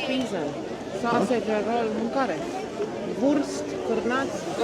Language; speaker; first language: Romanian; early bilingual, heritage; Romanian